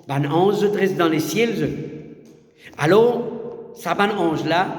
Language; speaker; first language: French; non-native, learner; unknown